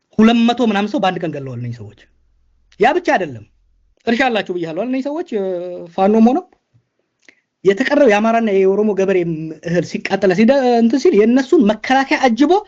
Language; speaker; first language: Amharic; non-native, local second language; Oromo